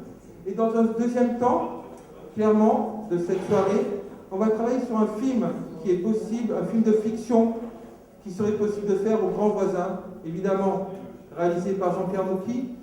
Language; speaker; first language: French; native; French